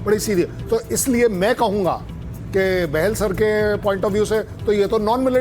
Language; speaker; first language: Hindi; native; Hindi